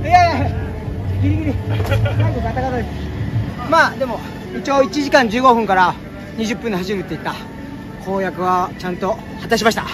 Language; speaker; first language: Japanese; native; Japanese